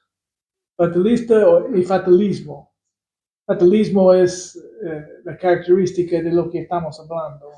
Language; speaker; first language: Spanish; non-native, fluent; English